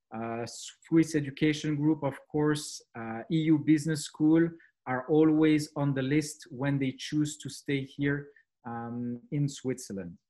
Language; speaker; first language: English; non-native, fluent; French